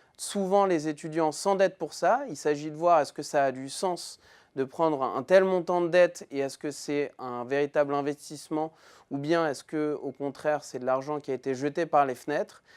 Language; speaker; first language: French; native; French